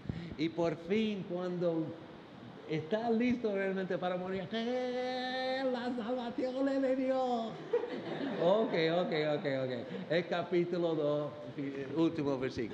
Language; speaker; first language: Spanish; non-native, fluent; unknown